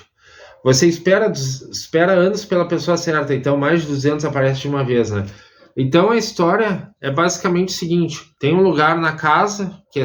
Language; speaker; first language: Portuguese; native; Portuguese